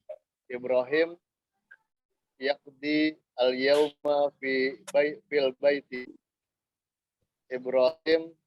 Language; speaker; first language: Arabic; non-native, learner; Indonesian